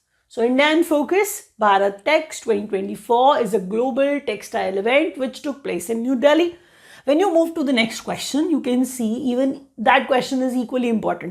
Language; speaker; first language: English; non-native, local second language; Hindi